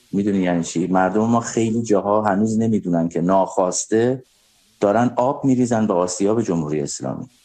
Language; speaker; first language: Persian; native; Persian